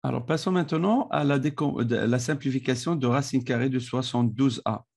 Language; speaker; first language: French; non-native, local second language; Arabic